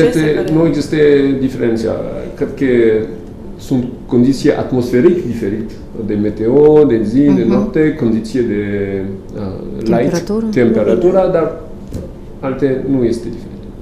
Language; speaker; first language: Romanian; non-native, learner; French